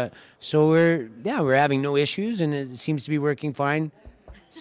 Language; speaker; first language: English; native; English